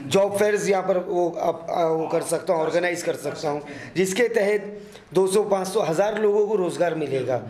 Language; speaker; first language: Hindi; non-native, local second language; Urdu